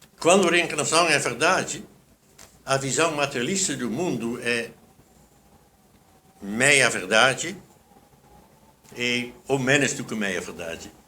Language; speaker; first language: Portuguese; non-native, fluent; Dutch